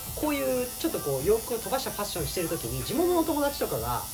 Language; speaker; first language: Japanese; native; Japanese